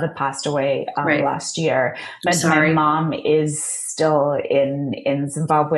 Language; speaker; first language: English; non-native, local second language; Shona